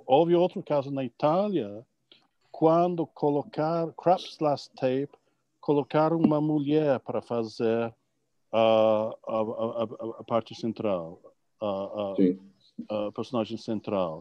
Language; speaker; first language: Portuguese; non-native, fluent; English